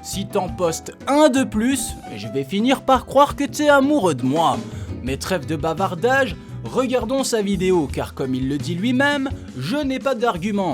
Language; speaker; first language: French; native; French